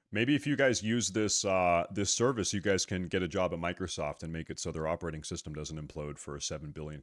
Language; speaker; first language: English; native; English